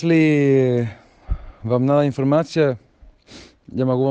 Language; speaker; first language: Russian; non-native, learner; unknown